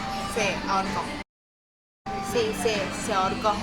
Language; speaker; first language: Spanish; native; Spanish